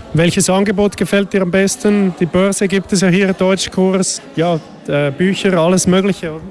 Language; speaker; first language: German; native; German